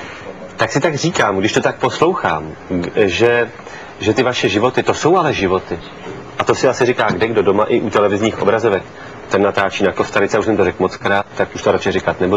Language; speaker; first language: Czech; native; Czech